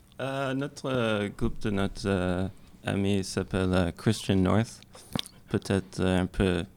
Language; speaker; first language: French; non-native, learner; English